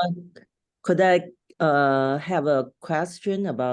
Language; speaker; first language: English; non-native, learner; Chinese